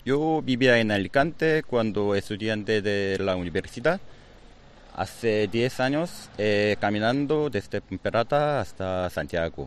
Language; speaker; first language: Spanish; non-native, learner; Korean